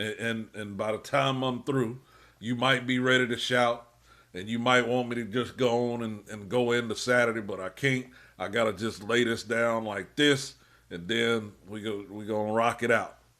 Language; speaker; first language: English; native; English